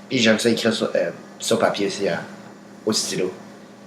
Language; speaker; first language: French; native; French